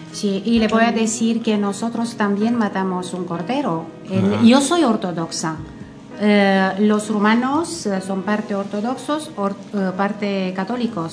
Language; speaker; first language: Spanish; non-native, fluent; Romanian